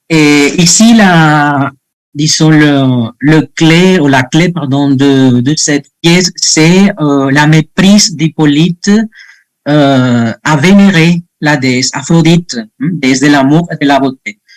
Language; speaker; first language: French; non-native, fluent; Spanish